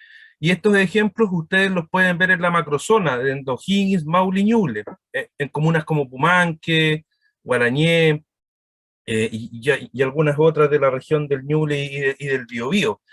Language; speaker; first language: Spanish; native; Spanish